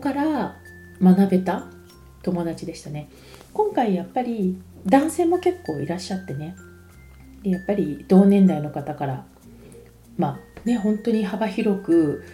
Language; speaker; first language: Japanese; native; Japanese